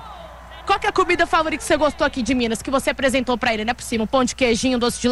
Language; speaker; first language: Portuguese; native; Portuguese